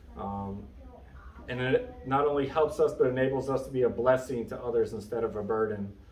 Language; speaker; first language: English; native; English